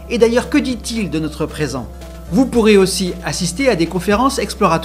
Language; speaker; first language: French; native; French